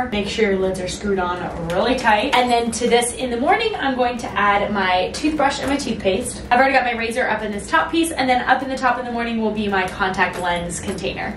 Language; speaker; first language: English; native; English